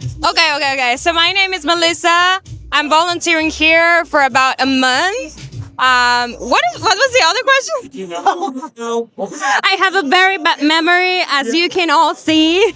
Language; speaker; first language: English; non-native, fluent; Spanish